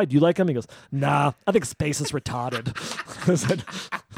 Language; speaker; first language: English; native; English